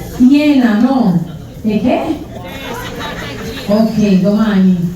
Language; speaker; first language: Italian; non-native, fluent; Spanish